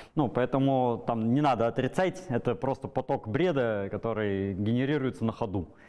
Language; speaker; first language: Russian; native; Russian